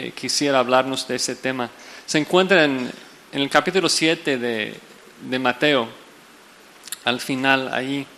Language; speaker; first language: Spanish; non-native, fluent; English